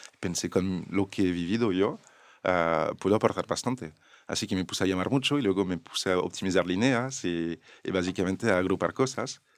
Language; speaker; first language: Spanish; non-native, fluent; French